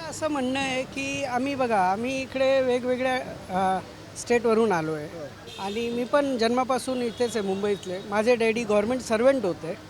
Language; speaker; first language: Marathi; non-native, local second language; Hindi